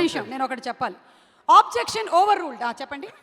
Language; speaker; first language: Telugu; native; Telugu